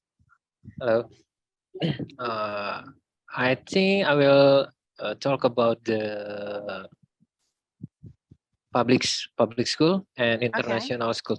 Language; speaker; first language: English; non-native, learner; Indonesian